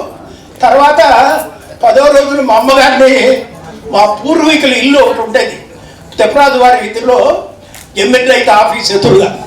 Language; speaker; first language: Telugu; native; Telugu